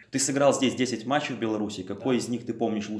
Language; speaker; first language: Russian; native; Russian